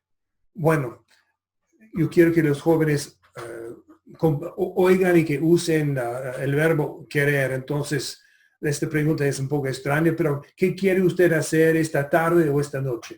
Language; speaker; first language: Spanish; non-native, fluent; English